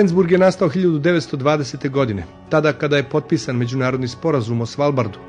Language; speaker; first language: Serbian; native; Serbian